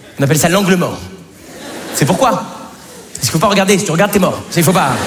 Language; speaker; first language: French; native; French